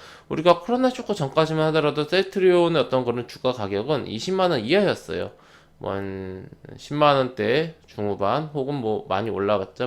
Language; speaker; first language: Korean; native; Korean